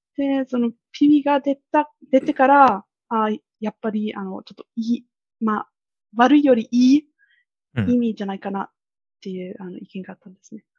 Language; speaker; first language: Japanese; non-native, fluent; German